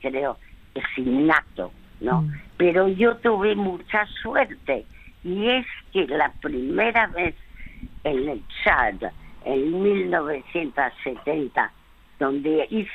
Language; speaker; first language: Spanish; early bilingual, other home language; French